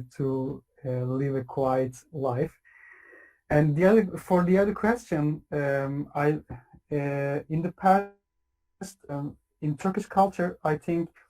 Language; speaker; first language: English; non-native, fluent; Turkish